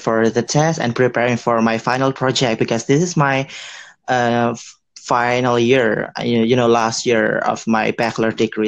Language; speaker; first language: English; non-native, fluent; Indonesian